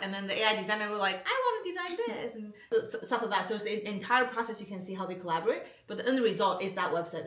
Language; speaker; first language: English; non-native, fluent; Chinese